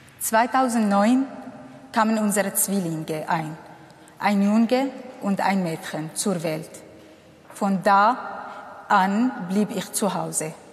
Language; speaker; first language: German; non-native, fluent; Kurdish